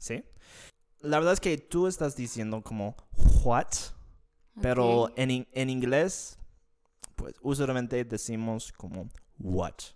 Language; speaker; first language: Spanish; non-native, fluent; English